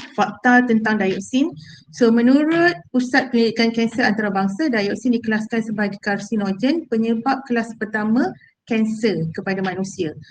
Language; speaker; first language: Malay; native; Malay